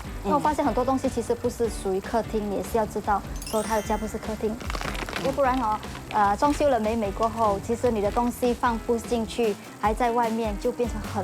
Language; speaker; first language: Chinese; native; Chinese